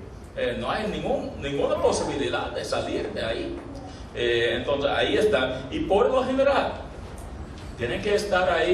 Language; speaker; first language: Spanish; non-native, fluent; English